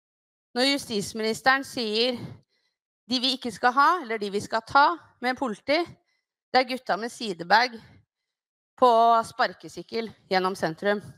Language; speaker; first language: Norwegian; native; Norwegian